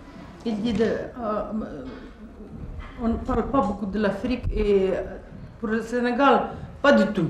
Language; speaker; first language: French; non-native, fluent; Russian